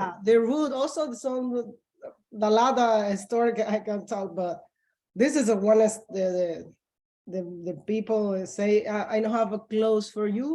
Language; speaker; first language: English; non-native, learner; Spanish